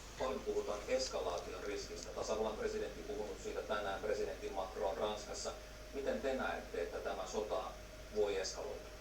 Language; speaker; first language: Finnish; native; Finnish